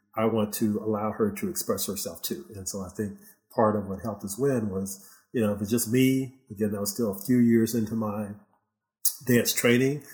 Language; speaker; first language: English; native; English